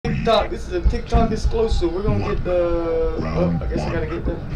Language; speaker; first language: English; native; English